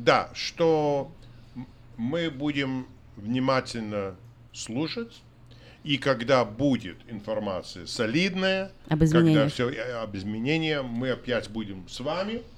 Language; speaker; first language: Russian; non-native, fluent; English